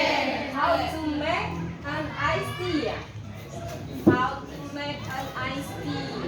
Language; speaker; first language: English; non-native, learner; Indonesian